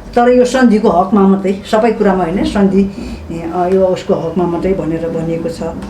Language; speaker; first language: Nepali; non-native, local second language; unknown